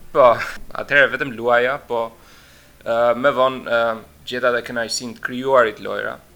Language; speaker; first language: Albanian; early bilingual, heritage; Albanian